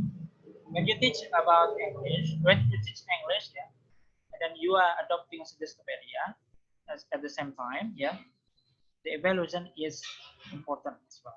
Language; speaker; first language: English; non-native, fluent; Indonesian